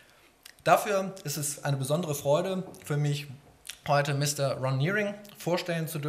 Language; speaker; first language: German; native; German